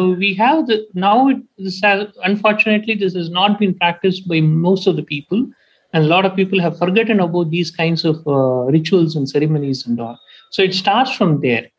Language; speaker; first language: English; non-native, local second language; Tamil